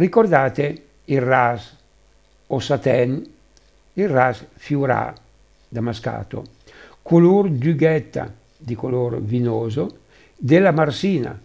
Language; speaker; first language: Italian; native; Italian